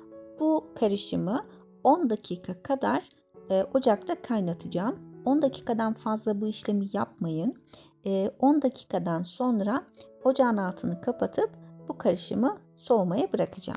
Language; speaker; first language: Turkish; native; Turkish